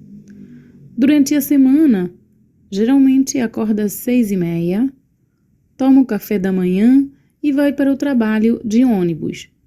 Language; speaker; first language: Portuguese; non-native, learner; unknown